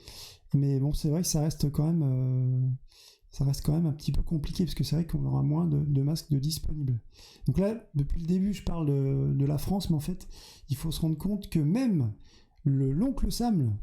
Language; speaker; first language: French; native; French